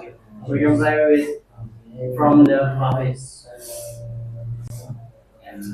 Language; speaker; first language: English; non-native, learner; Indonesian